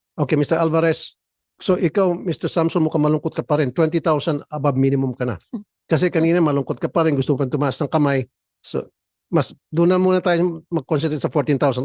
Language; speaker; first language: Filipino; native; Filipino